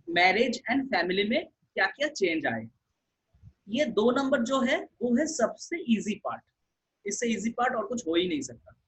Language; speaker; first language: Hindi; non-native, local second language; Bangla